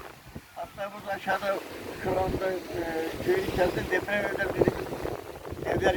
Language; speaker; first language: Turkish; native; Turkish